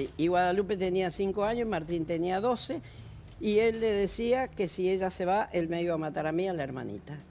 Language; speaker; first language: Spanish; native; Spanish